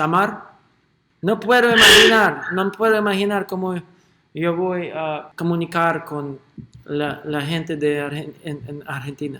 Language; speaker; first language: Spanish; non-native, learner; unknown